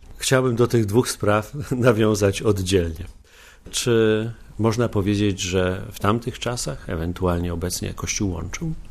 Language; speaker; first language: Polish; native; Polish